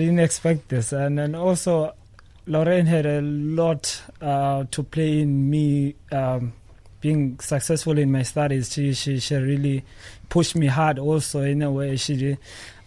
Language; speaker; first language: English; non-native, local second language; Xhosa